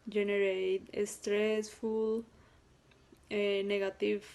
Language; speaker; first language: English; non-native, learner; Spanish